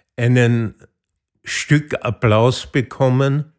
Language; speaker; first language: German; native; German